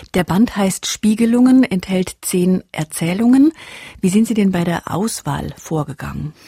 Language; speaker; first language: German; native; German